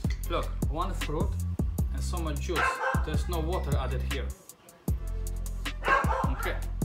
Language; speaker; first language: English; non-native, fluent; Polish